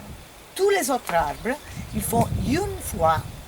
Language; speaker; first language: French; non-native, fluent; Italian